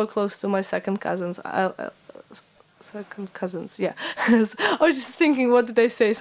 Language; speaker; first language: English; non-native, fluent; Uzbek